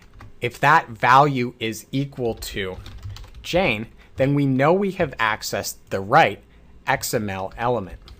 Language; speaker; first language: English; native; English